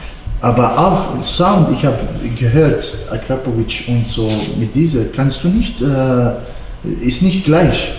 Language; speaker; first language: German; non-native, learner; Bosnian